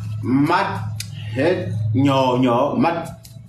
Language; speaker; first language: Vietnamese; non-native, fluent; Portuguese